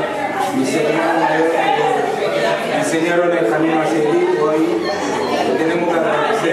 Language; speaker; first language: Spanish; non-native, fluent; Lingala